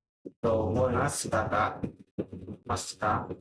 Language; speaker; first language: Japanese; non-native, fluent; Vietnamese